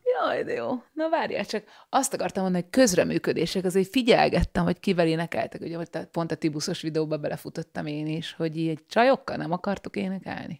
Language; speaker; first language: Hungarian; native; Hungarian